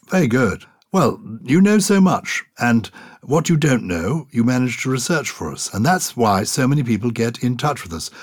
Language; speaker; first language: English; native; English